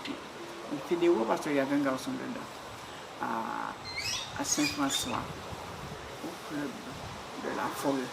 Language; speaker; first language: French; non-native, local second language; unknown